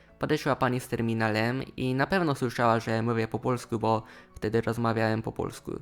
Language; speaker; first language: Polish; non-native, fluent; Japanese